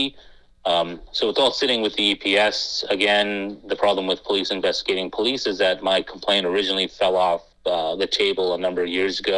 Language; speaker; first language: English; native; English